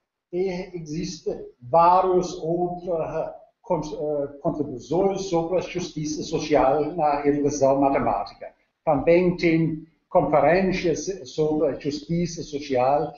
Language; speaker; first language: Portuguese; non-native, learner; Danish